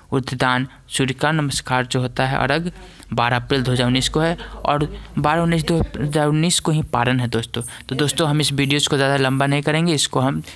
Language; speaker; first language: Hindi; native; Hindi